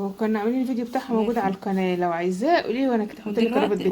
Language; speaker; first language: Arabic; native; Arabic